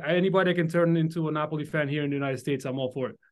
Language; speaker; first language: English; early bilingual, other home language; Italian